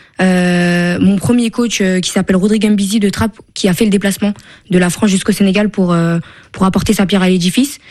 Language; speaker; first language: French; native; French